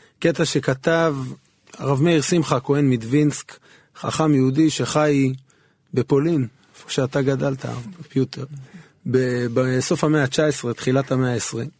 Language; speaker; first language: Hebrew; native; Hebrew